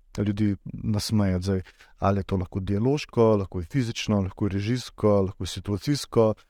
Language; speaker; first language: Slovenian; native; Slovenian